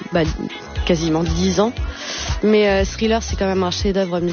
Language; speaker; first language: French; native; French